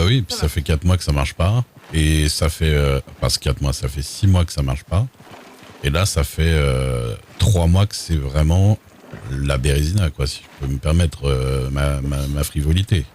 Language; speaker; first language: French; native; French